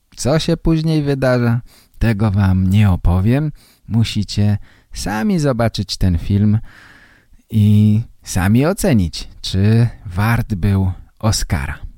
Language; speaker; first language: Polish; native; Polish